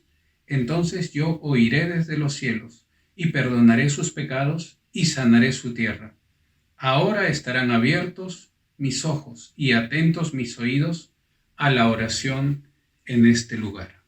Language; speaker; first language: Spanish; native; Spanish